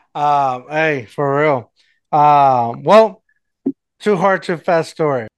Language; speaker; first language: English; non-native, fluent; Spanish